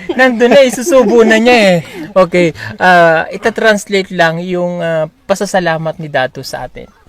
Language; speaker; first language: Filipino; non-native, local second language; Cebuano